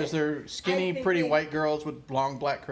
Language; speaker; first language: English; native; English